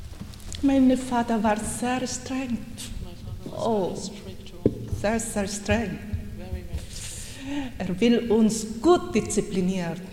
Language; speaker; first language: German; non-native, learner; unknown